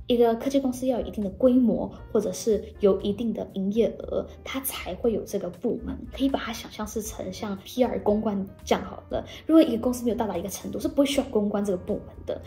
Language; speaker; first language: Chinese; native; Chinese